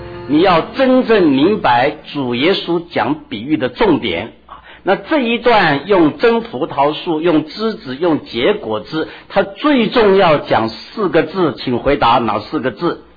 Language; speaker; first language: Chinese; native; Chinese